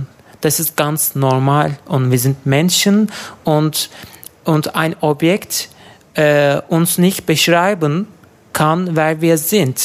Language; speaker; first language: German; non-native, learner; Turkish